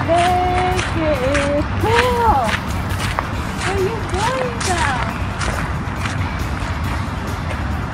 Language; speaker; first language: English; non-native, local second language; Indonesian